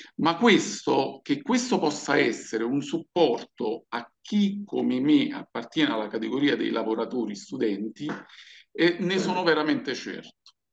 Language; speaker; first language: Italian; native; Italian